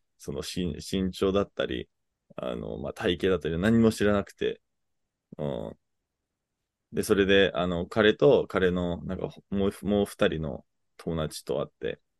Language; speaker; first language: Japanese; native; Japanese